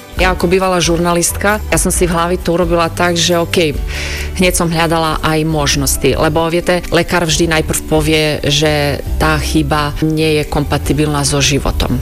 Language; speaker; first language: Slovak; non-native, fluent; Croatian